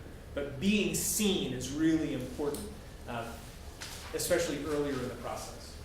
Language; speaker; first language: English; native; English